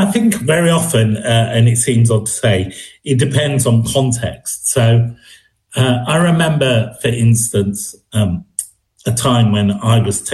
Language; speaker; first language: English; native; English